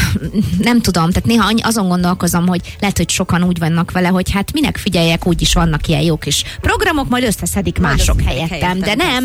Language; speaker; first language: Hungarian; native; Hungarian